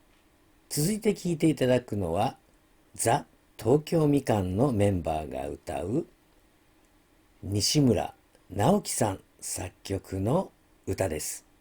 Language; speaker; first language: Japanese; native; Japanese